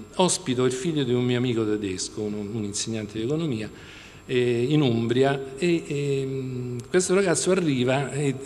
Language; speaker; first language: Italian; native; Italian